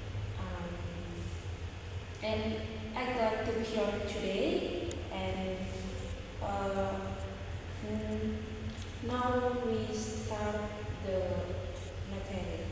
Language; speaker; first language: English; non-native, learner; Indonesian